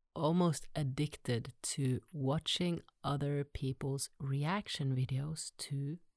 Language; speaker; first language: English; non-native, fluent; Norwegian